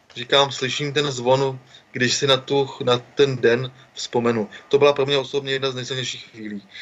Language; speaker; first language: Czech; native; Czech